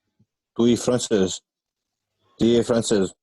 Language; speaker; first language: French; non-native, learner; Albanian